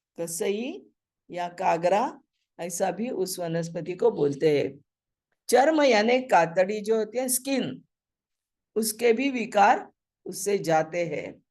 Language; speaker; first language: Hindi; non-native, local second language; Marathi